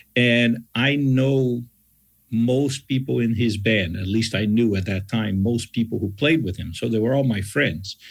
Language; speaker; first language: English; non-native, fluent; Portuguese